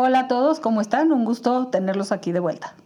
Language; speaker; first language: Spanish; native; Spanish